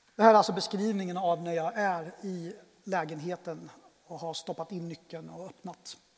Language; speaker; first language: Swedish; native; Swedish